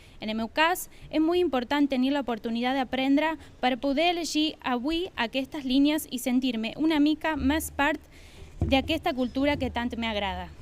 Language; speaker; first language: Catalan; non-native, learner; Spanish